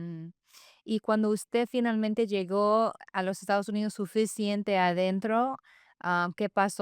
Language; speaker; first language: Spanish; non-native, fluent; English